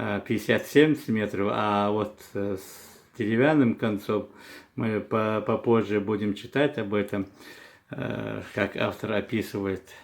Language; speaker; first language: Russian; non-native, local second language; Chechen